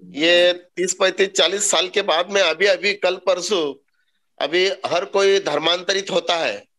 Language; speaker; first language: Hindi; non-native, local second language; Marathi